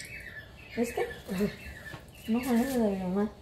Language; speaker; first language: Spanish; early bilingual, heritage; Spanish